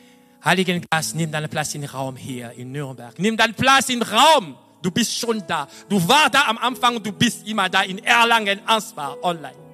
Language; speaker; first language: German; non-native, fluent; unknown